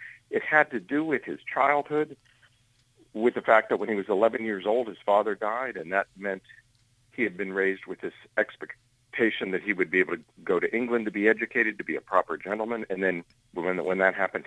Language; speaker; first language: English; native; English